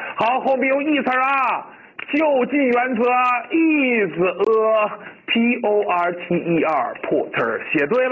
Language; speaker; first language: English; non-native, fluent; Chinese